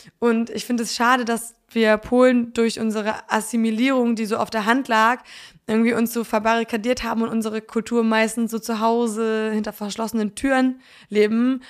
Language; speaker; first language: German; early bilingual, other home language; Polish